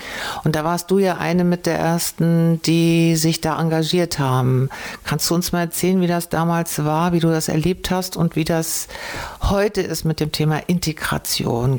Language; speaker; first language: German; native; German